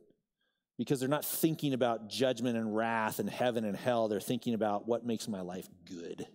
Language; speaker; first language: English; native; English